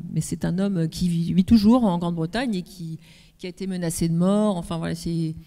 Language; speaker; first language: French; native; French